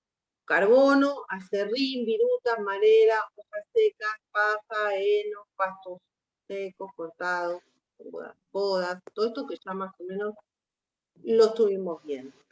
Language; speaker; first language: Spanish; native; Spanish